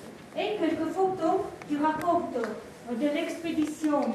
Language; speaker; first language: French; non-native, fluent; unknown